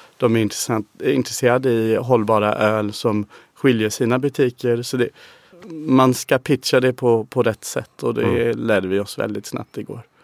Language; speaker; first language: Swedish; non-native, fluent; English